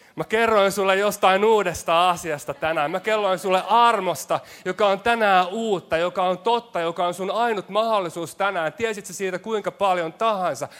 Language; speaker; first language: Finnish; native; Finnish